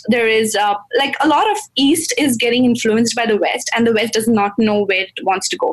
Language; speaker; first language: English; non-native, local second language; Gujarati